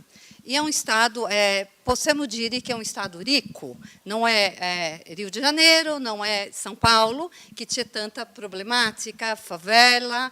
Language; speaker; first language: Italian; non-native, learner; Portuguese